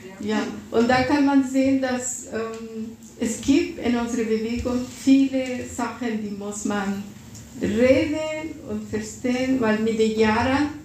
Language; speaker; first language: German; non-native, fluent; Russian